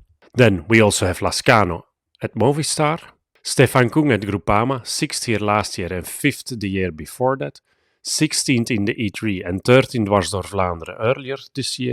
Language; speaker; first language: English; non-native, fluent; Dutch